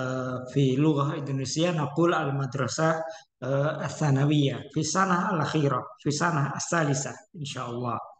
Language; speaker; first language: Arabic; non-native, fluent; Indonesian